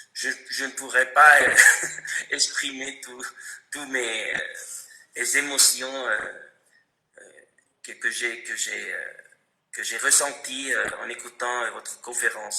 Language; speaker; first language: French; non-native, fluent; Spanish